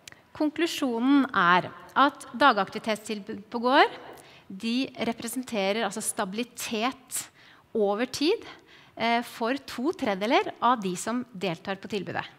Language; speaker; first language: Norwegian; native; Norwegian